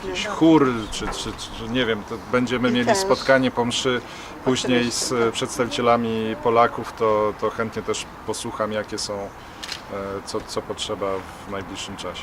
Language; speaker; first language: Polish; native; Polish